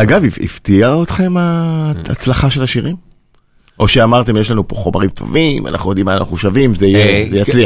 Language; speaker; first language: Hebrew; native; Hebrew